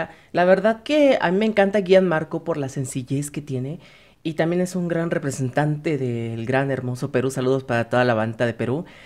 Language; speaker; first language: Spanish; native; Spanish